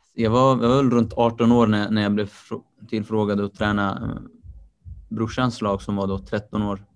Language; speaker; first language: Swedish; early bilingual, other home language; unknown